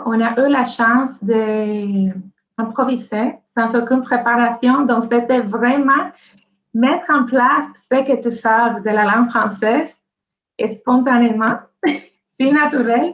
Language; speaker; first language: French; non-native, fluent; Spanish